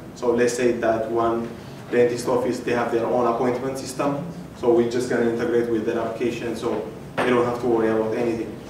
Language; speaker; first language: English; non-native, fluent; Amharic